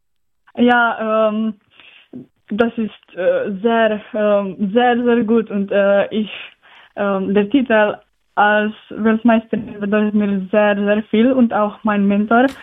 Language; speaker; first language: German; non-native, learner; Slovenian